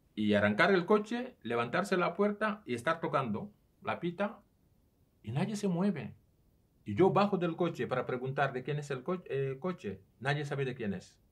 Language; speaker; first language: Spanish; non-native, fluent; Serer